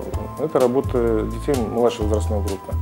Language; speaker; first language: Russian; native; Russian